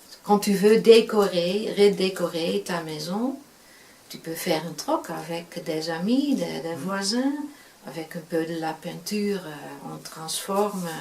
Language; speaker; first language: French; non-native, fluent; Dutch